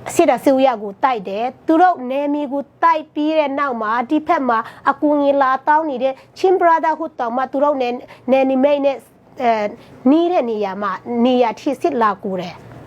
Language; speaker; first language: Burmese; non-native, local second language; Tedim Chin